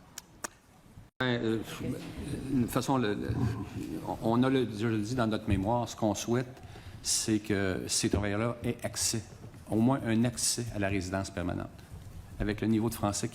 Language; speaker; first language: French; native; French